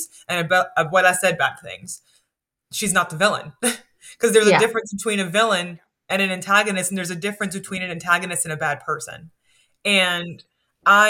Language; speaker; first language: English; native; English